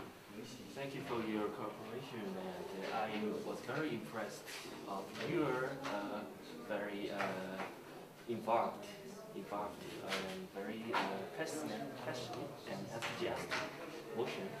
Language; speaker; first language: English; non-native, learner; Korean